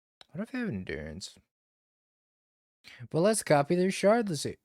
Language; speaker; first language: English; native; English